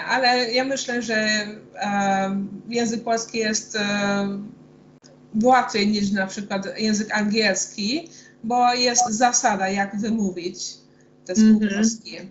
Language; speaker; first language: Polish; non-native, fluent; Hungarian